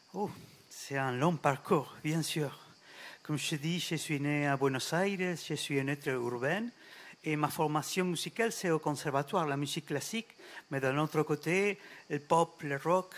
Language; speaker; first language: French; non-native, fluent; Spanish